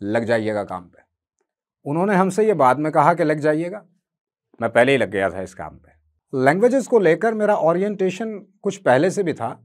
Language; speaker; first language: Hindi; native; Hindi